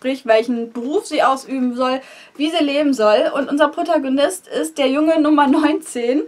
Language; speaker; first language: German; native; German